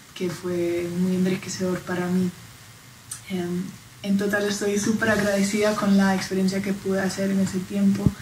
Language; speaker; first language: Spanish; non-native, fluent; German